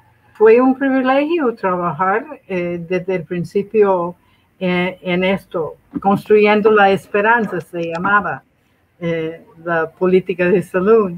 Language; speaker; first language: Spanish; non-native, fluent; English